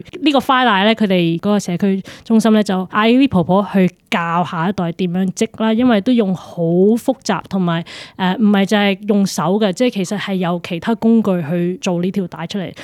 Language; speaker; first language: Cantonese; early bilingual, heritage; Cantonese